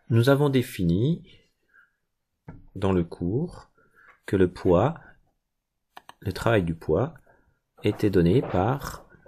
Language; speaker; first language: French; native; French